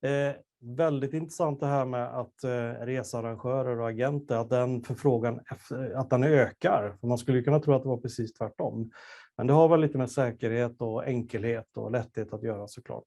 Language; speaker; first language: Swedish; native; Swedish